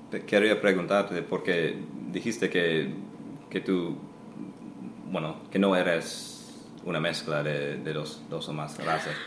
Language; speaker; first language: Spanish; non-native, fluent; English